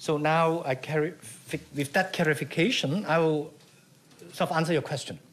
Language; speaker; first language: English; non-native, local second language; Chinese